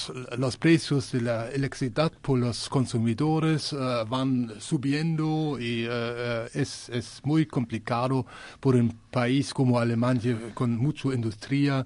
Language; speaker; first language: Spanish; non-native, learner; German